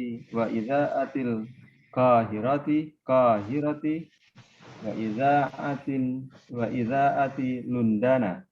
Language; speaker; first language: Arabic; non-native, learner; Indonesian